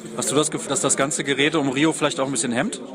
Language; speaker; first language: German; native; German